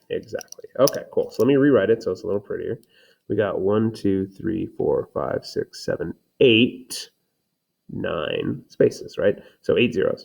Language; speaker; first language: English; native; English